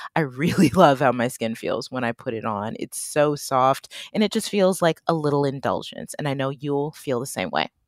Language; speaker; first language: English; native; English